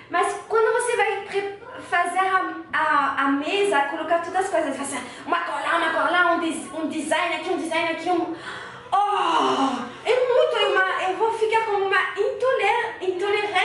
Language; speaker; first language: Portuguese; non-native, learner; French